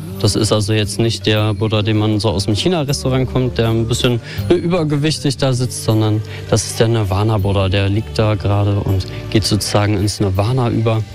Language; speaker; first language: German; native; German